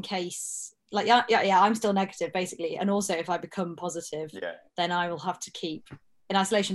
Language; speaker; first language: English; native; English